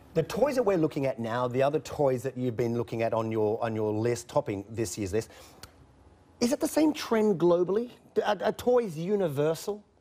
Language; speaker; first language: English; native; English